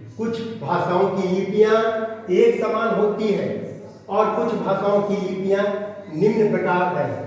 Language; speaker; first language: Hindi; native; Hindi